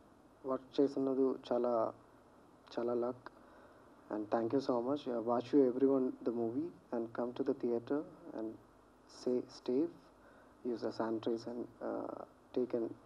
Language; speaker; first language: Telugu; non-native, learner; Malayalam